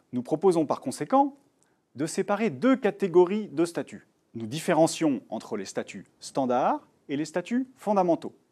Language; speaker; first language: French; native; French